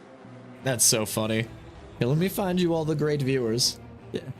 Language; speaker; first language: English; native; English